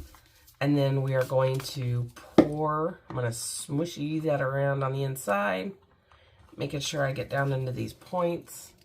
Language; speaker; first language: English; native; English